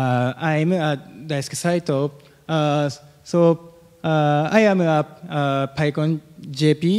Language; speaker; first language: English; non-native, learner; Japanese